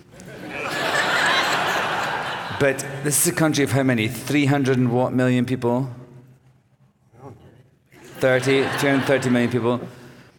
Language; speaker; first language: English; native; English